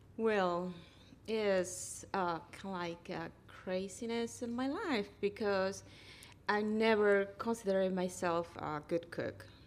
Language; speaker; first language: English; non-native, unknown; Spanish